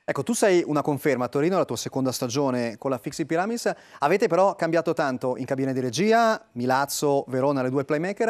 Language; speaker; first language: Italian; native; Italian